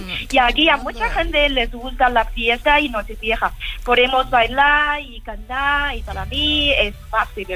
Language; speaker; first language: Spanish; non-native, fluent; Chinese